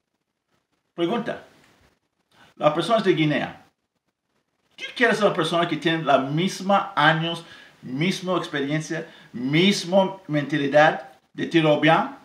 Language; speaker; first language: Spanish; non-native, learner; English